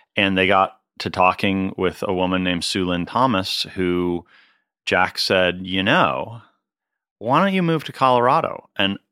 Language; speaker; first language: English; native; English